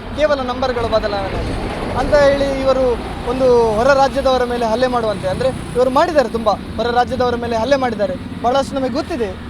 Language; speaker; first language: Kannada; non-native, local second language; Tulu